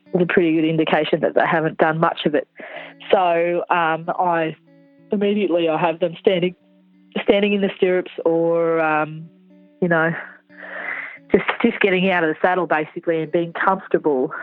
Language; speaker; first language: English; native; English